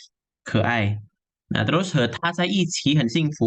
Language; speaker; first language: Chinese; non-native, fluent; Indonesian